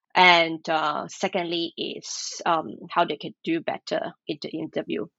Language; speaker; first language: English; non-native, local second language; Chinese